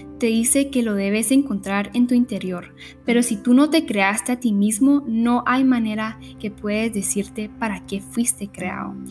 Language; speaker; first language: Spanish; early bilingual, heritage; Spanish